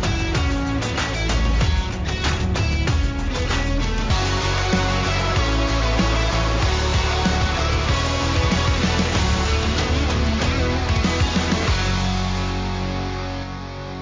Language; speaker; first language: English; native; English